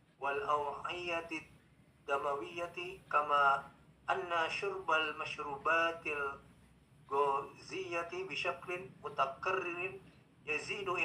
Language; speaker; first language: Arabic; non-native, learner; Indonesian